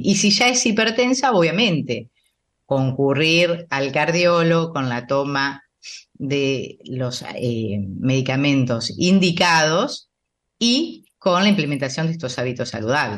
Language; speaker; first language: Spanish; native; Spanish